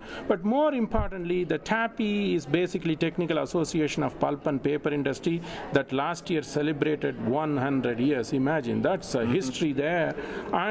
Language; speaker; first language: English; non-native, local second language; Tamil